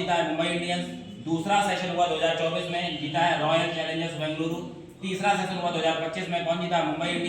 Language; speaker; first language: Hindi; native; Hindi